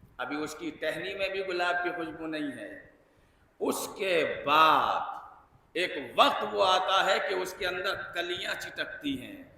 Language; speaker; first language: Urdu; native; Urdu